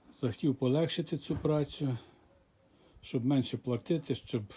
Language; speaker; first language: Ukrainian; native; Ukrainian